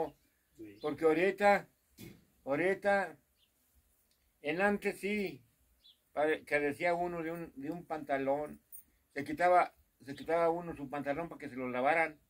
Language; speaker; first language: Spanish; native; Spanish